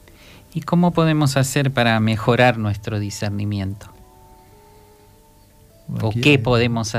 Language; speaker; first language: Spanish; native; Spanish